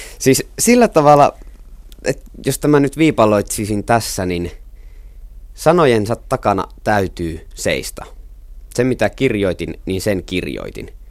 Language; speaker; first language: Finnish; native; Finnish